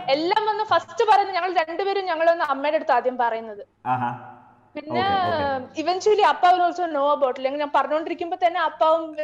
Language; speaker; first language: Malayalam; early bilingual, heritage; Malayalam